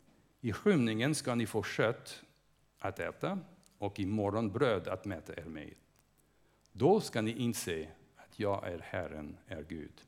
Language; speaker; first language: Swedish; non-native, fluent; English